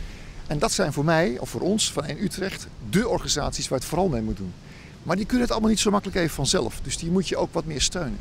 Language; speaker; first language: Dutch; native; Dutch